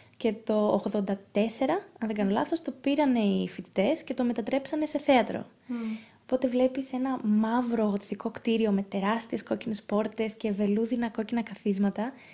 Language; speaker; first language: Greek; early bilingual, heritage; Greek